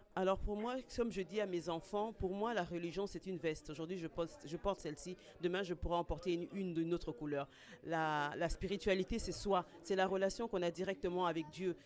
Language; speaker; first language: French; non-native, local second language; Kongo